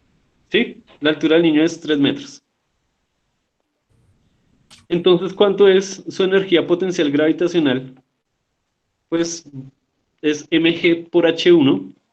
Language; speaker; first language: Spanish; native; Spanish